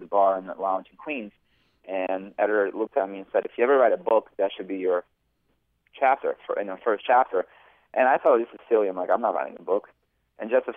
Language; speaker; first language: English; early bilingual, other home language; Bosnian